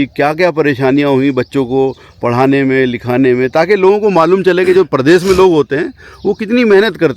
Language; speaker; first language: Hindi; native; Hindi